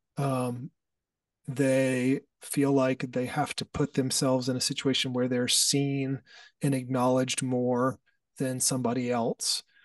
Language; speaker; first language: English; native; English